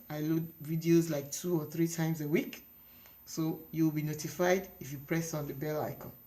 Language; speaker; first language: English; non-native, local second language; Yoruba